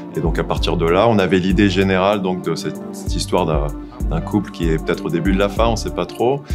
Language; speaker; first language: French; native; French